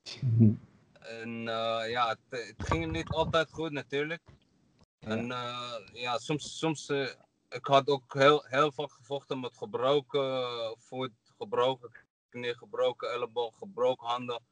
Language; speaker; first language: Dutch; non-native, learner; Arabic